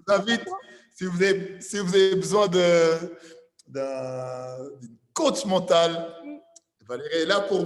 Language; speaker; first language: French; native; French